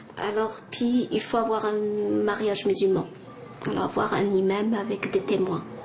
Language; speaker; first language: French; non-native, local second language; Arabic